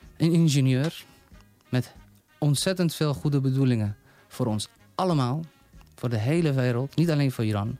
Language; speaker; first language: Dutch; non-native, fluent; Persian